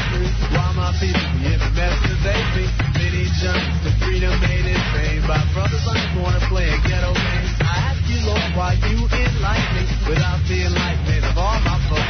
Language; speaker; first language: English; native; English